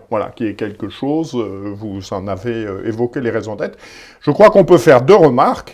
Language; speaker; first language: French; native; French